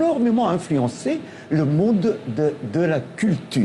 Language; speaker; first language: French; non-native, local second language; Tamil